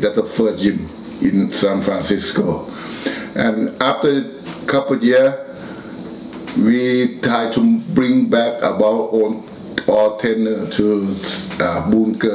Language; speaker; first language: English; non-native, learner; Thai